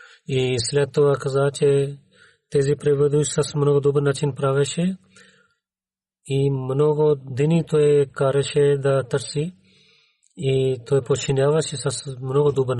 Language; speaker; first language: Bulgarian; non-native, learner; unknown